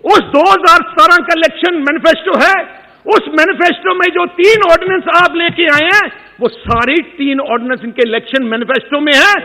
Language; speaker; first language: Hindi; non-native, local second language; Punjabi